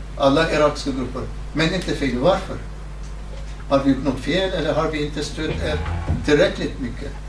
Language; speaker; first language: Swedish; non-native, fluent; Kurdish